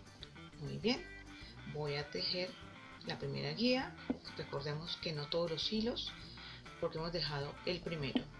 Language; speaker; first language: Spanish; native; Spanish